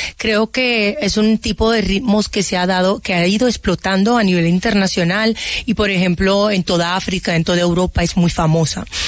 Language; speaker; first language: Spanish; early bilingual, other home language; Haitian Creole